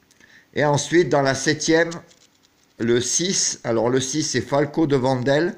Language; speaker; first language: French; native; French